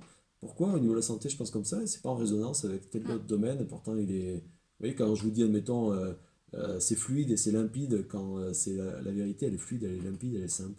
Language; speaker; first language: French; native; French